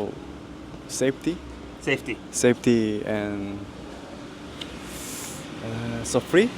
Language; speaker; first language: English; non-native, learner; Korean